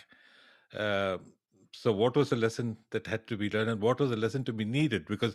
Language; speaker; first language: English; non-native, local second language; Tamil